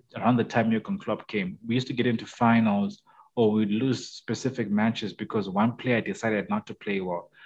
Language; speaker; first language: English; non-native, local second language; Shona